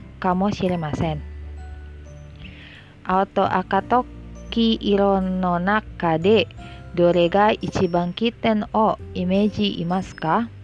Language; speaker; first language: Japanese; non-native, learner; Indonesian